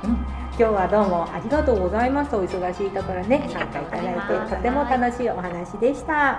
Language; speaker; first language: Japanese; native; Japanese